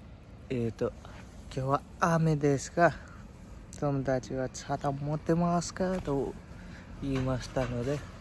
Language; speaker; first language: Japanese; non-native, learner; Nepali